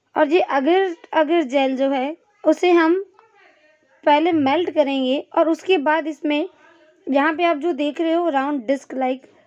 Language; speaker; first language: Hindi; non-native, local second language; Gujarati